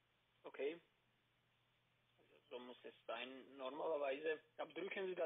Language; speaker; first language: German; non-native, learner; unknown